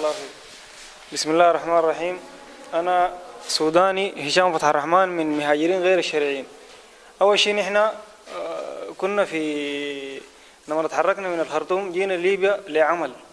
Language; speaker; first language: Arabic; native; Arabic